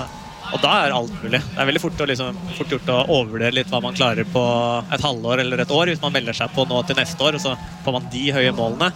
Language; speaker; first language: Norwegian; native; Norwegian